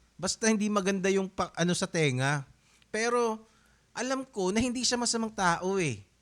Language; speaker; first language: Filipino; native; Filipino